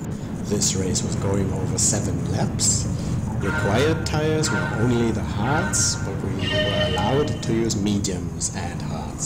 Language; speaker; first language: English; non-native, fluent; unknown